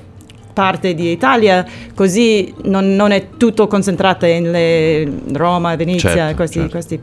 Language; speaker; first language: Italian; non-native, learner; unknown